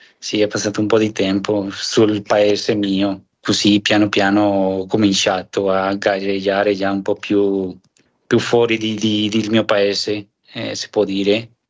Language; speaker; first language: Italian; non-native, fluent; Spanish